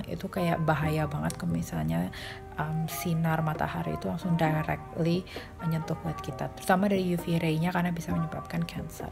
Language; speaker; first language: Indonesian; native; Indonesian